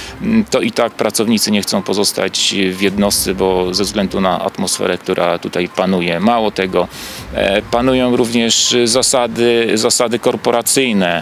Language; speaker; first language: Polish; native; Polish